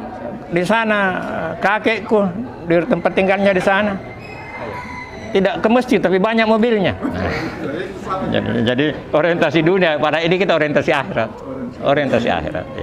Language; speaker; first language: Indonesian; native; Indonesian